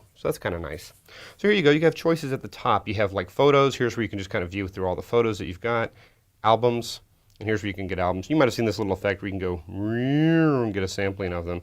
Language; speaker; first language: English; native; English